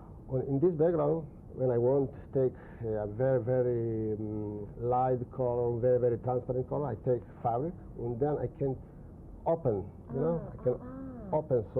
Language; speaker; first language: English; non-native, learner; Spanish